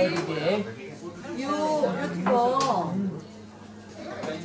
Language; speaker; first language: English; non-native, learner; Korean